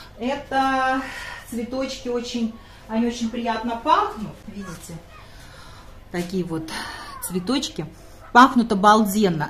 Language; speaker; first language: Russian; non-native, local second language; Latvian